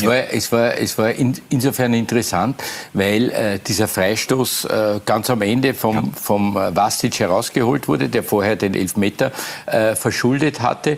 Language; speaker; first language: German; native; German